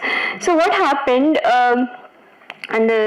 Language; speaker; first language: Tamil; non-native, learner; Bangla